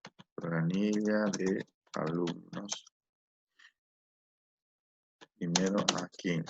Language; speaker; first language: Spanish; native; Spanish